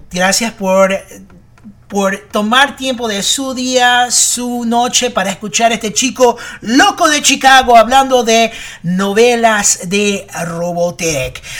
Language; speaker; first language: Spanish; early bilingual, heritage; Spanish